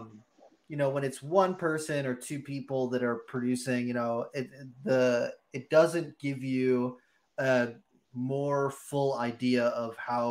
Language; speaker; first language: English; native; English